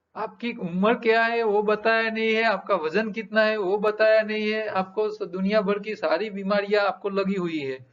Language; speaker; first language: Hindi; non-native, local second language; Gujarati